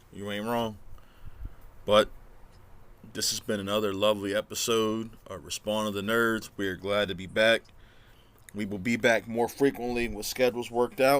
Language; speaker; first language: English; native; English